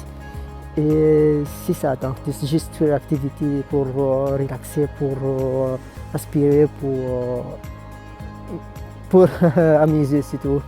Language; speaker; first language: French; non-native, local second language; Arabic